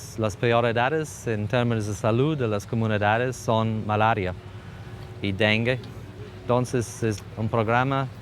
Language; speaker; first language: Spanish; non-native, fluent; English